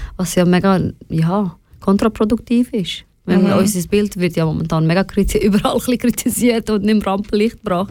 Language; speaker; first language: German; early bilingual, other home language; Persian